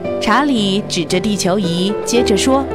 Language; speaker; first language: Chinese; native; Chinese